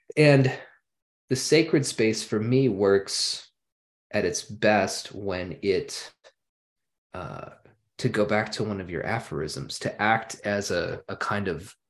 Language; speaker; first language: English; early bilingual, other home language; German